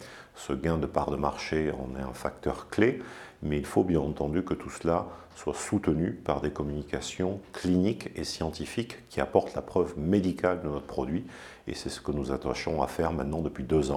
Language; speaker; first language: French; native; French